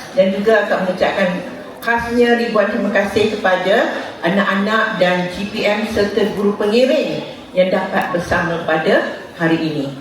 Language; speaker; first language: Malay; native; Malay